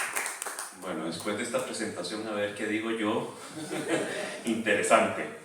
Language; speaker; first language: Spanish; native; Spanish